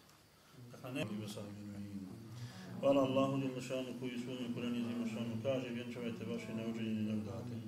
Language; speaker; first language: Bosnian; native; Bosnian